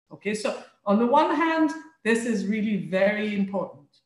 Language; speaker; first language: English; non-native, fluent; French